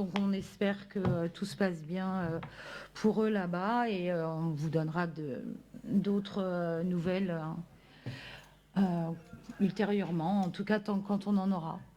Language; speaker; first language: French; native; French